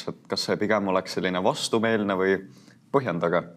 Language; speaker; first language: Estonian; native; Estonian